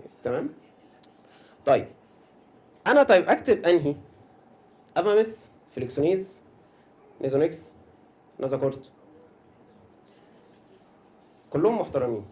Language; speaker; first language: Arabic; native; Arabic